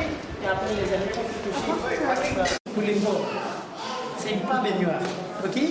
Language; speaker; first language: French; non-native, learner; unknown